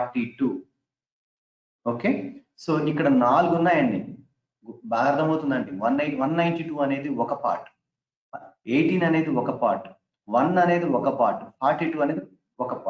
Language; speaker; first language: Telugu; native; Telugu